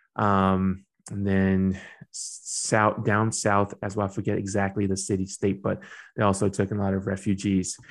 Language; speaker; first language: English; early bilingual, other home language; Burmese